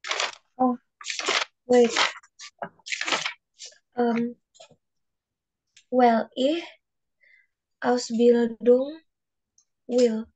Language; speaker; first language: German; non-native, learner; Indonesian